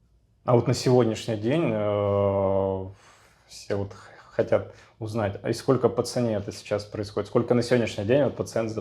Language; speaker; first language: Russian; native; Russian